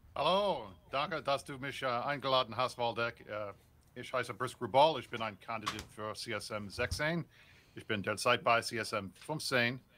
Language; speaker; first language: German; non-native, learner; English